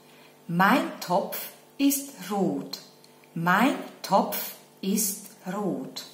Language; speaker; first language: German; non-native, fluent; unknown